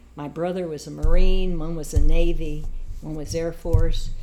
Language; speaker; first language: English; native; English